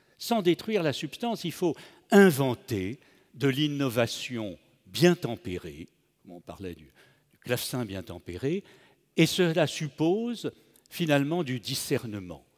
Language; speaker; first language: French; native; French